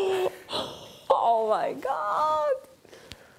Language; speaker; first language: German; native; German